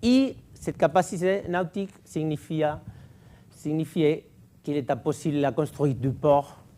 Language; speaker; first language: French; non-native, fluent; Catalan